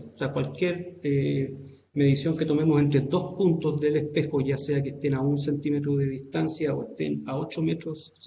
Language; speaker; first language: Spanish; native; Spanish